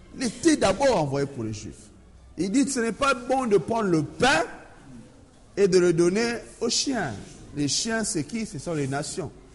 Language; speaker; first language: French; non-native, local second language; Lingala